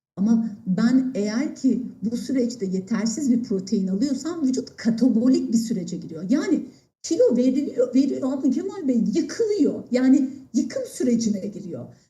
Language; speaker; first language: Turkish; native; Turkish